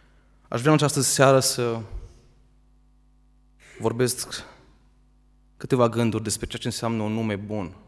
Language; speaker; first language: Romanian; native; Romanian